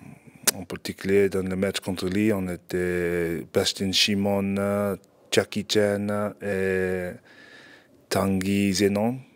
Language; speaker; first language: French; non-native, fluent; English